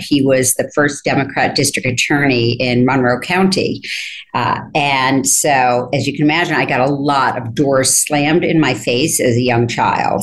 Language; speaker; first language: English; native; English